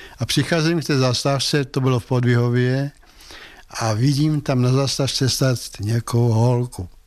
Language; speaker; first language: Czech; native; Czech